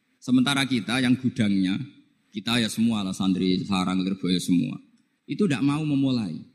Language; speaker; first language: Indonesian; non-native, local second language; Javanese